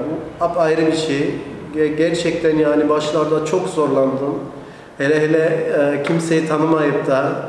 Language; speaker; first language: Turkish; early bilingual, heritage; Turkish